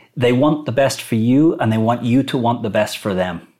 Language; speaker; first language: English; native; English